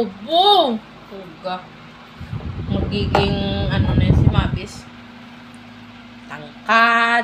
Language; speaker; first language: Filipino; non-native, local second language; Hiligaynon